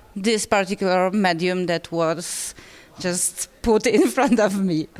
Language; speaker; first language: English; non-native, fluent; Polish